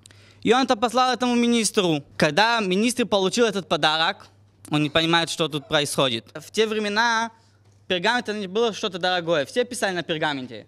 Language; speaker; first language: Russian; non-native, fluent; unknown